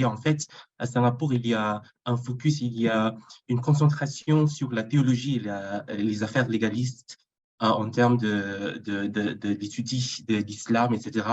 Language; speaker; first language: French; non-native, fluent; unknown